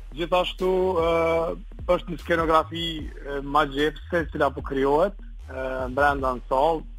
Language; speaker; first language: Albanian; native; Albanian